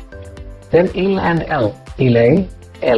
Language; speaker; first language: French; non-native, fluent; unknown